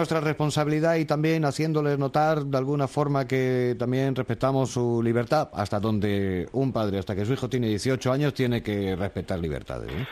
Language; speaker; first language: Spanish; native; Spanish